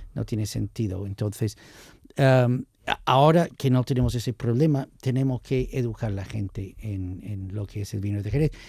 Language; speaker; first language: Spanish; non-native, fluent; English